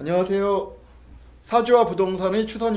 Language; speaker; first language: Korean; native; Korean